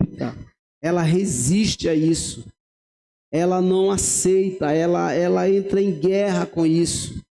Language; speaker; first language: Portuguese; native; Portuguese